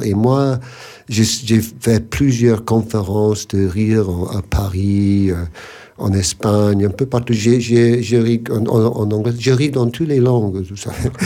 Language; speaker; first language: French; non-native, fluent; English